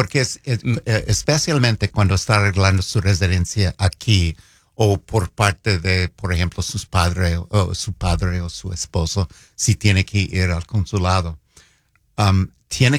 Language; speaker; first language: Spanish; non-native, fluent; English